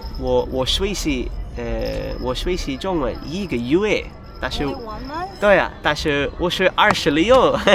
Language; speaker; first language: Chinese; non-native, learner; English